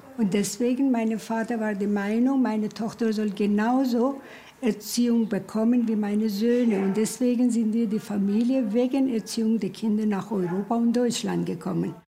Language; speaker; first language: German; non-native, fluent; Persian